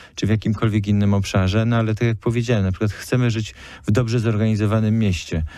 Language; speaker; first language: Polish; native; Polish